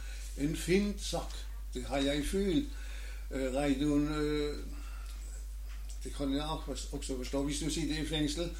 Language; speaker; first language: Danish; non-native, learner; German